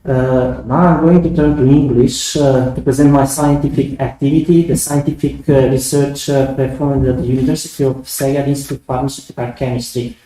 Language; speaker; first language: English; non-native, fluent; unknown